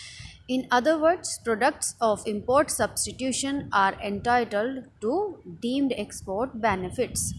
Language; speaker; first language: English; non-native, local second language; Hindi